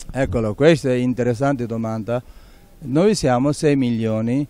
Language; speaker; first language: Italian; non-native, learner; Tibetan